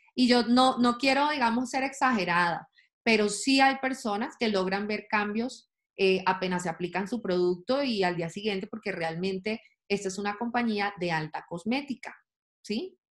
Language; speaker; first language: Spanish; native; Spanish